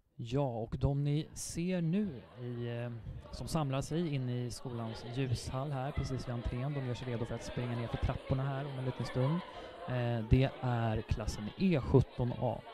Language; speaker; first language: Swedish; native; Swedish